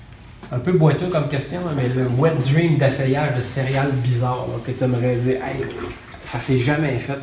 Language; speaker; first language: French; native; French